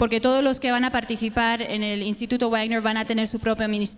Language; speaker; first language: Spanish; native; Spanish